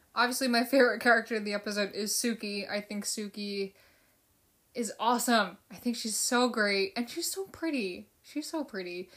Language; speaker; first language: English; early bilingual, other home language; Filipino